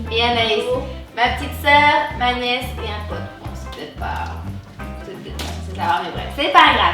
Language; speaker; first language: French; native; French